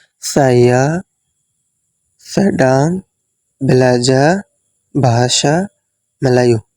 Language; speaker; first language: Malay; non-native, fluent; Bangla